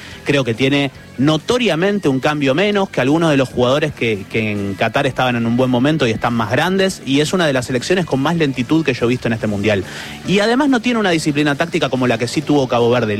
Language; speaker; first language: Spanish; native; Spanish